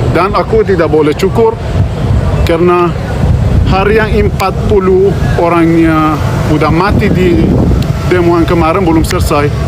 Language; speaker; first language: Indonesian; non-native, fluent; Persian